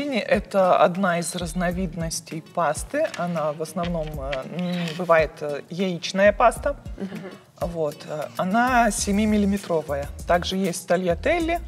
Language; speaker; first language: Russian; native; Russian